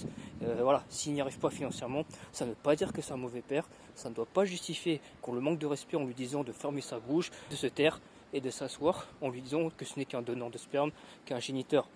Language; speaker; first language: French; native; French